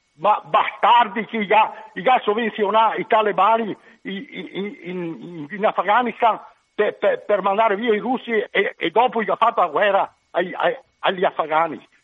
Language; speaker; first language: Italian; native; Italian